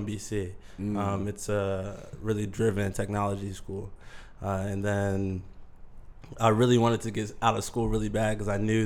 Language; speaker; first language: English; native; English